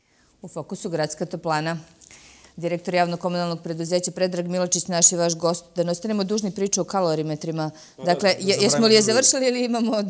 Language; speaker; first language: Serbian; native; Serbian